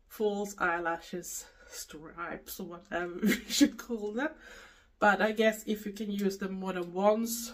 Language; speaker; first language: English; non-native, fluent; Swedish